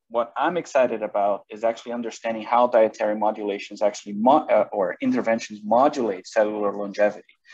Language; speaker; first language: English; non-native, fluent; Portuguese